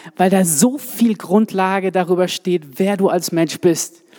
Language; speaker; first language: German; native; German